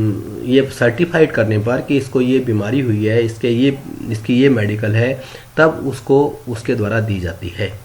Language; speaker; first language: Hindi; native; Hindi